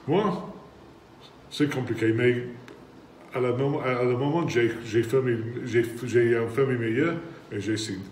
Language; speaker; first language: French; non-native, learner; English